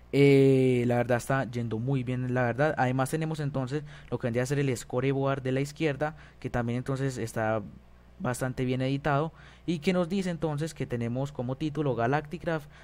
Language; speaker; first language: Spanish; native; Spanish